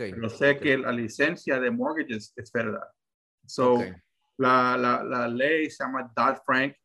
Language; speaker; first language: Spanish; early bilingual, heritage; Spanish